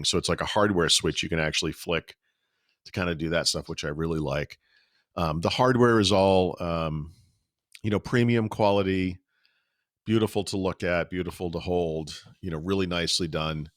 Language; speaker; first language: English; native; English